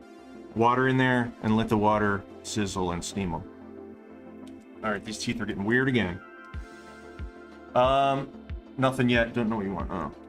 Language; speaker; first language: English; native; English